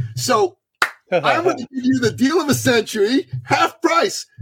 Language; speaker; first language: English; early bilingual, other home language; Persian